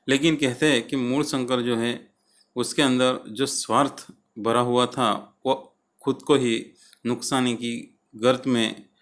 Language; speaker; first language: Hindi; non-native, local second language; Gujarati